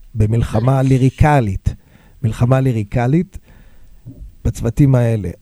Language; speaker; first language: Hebrew; native; Hebrew